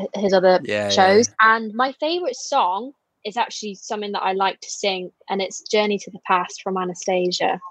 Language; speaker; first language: English; native; English